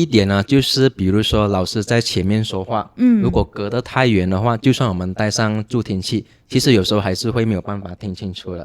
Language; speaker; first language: Chinese; non-native, local second language; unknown